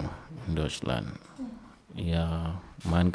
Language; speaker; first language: German; non-native, learner; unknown